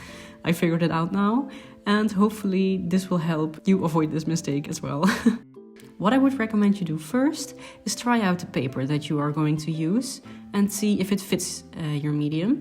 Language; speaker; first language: English; non-native, fluent; Dutch